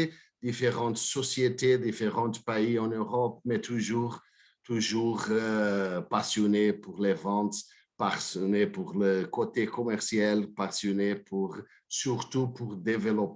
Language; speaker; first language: French; non-native, fluent; Portuguese